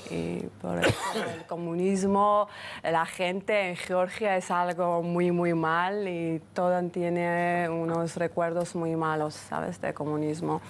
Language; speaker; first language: Spanish; non-native, fluent; Georgian